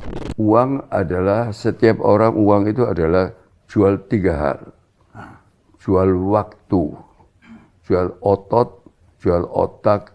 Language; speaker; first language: Indonesian; non-native, local second language; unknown